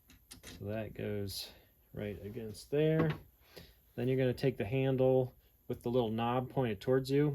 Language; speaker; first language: English; native; English